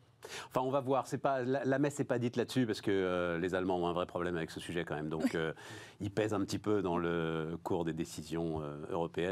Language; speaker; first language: French; native; French